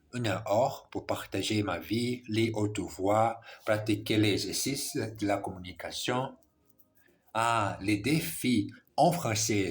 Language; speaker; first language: French; non-native, learner; English